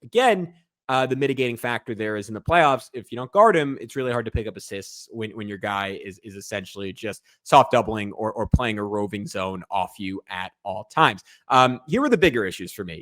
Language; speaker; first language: English; native; English